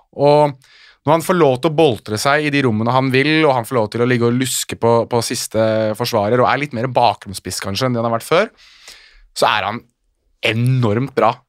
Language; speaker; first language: Norwegian; native; Norwegian